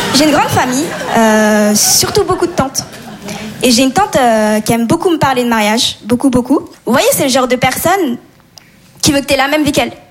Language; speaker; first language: French; early bilingual, other home language; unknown